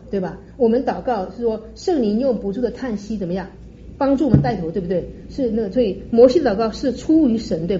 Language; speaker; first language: Chinese; native; Chinese